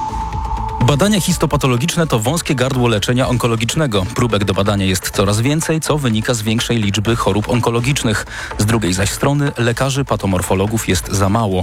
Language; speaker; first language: Polish; native; Polish